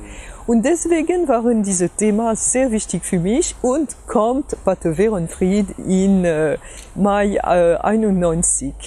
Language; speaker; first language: German; non-native, fluent; French